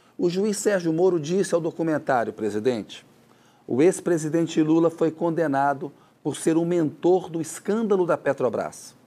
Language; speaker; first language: Portuguese; native; Portuguese